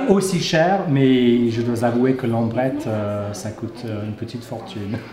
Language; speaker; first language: French; non-native, fluent; English